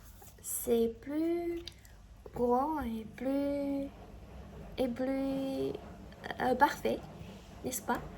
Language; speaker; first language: French; non-native, learner; Chinese